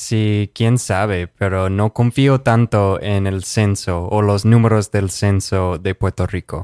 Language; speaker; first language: Spanish; non-native, fluent; English